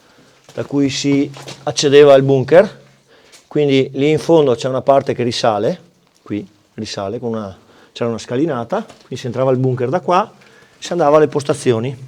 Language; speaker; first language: Italian; native; Italian